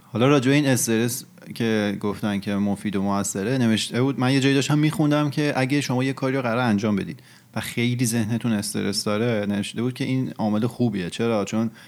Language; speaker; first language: Persian; native; Persian